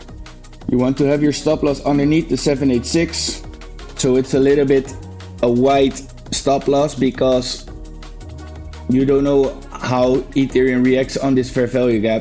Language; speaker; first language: English; non-native, fluent; Dutch